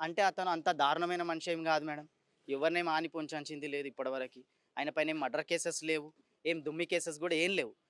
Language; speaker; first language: Telugu; native; Telugu